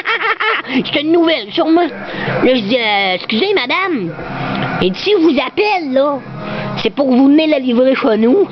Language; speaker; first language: French; native; French